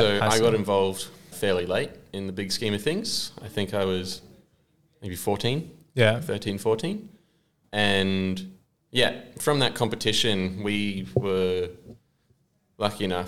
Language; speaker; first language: English; native; English